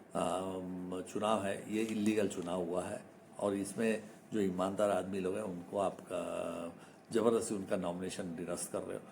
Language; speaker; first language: Hindi; non-native, local second language; Malayalam